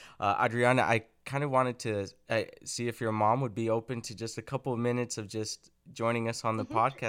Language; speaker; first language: English; early bilingual, other home language; Spanish